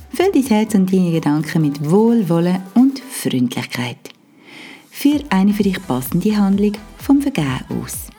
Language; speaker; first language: German; native; German